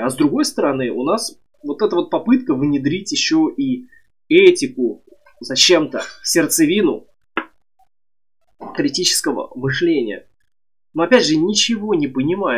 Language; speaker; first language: Russian; native; Russian